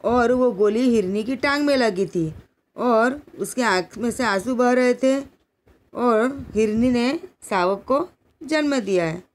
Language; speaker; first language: Hindi; non-native, local second language; Gujarati